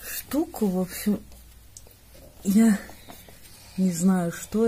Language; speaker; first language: Russian; native; Russian